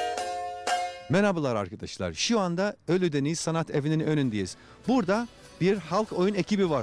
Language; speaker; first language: Turkish; non-native, fluent; English